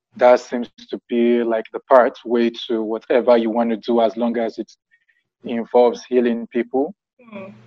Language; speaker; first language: English; non-native, local second language; Yoruba